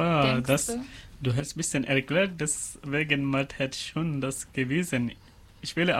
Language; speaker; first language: German; non-native, learner; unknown